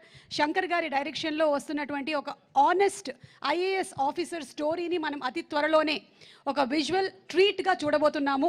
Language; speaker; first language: Telugu; native; Telugu